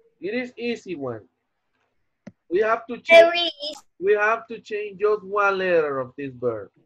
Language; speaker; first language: English; non-native, fluent; Spanish